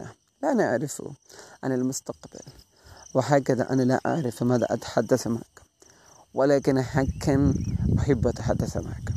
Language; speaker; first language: Arabic; non-native, learner; Malay